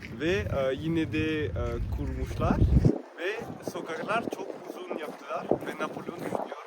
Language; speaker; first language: Turkish; non-native, learner; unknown